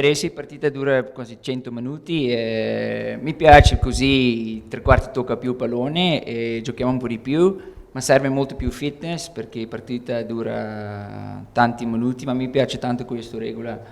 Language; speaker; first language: Italian; non-native, learner; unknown